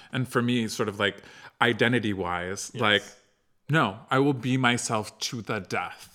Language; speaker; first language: English; native; English